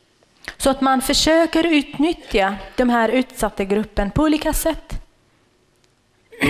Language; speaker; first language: Swedish; non-native, fluent; Kurdish